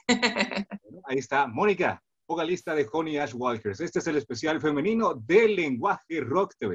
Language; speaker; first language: Spanish; native; Spanish